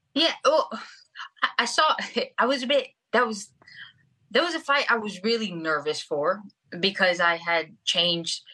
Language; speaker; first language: English; early bilingual, other home language; Spanish